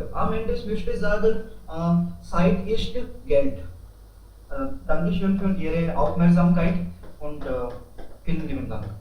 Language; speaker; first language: German; non-native, learner; Hindi